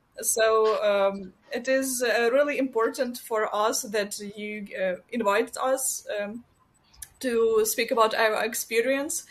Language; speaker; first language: English; non-native, fluent; Ukrainian